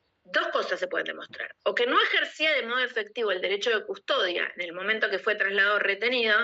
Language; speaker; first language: Spanish; native; Spanish